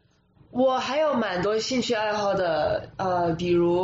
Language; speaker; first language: Chinese; early bilingual, other home language; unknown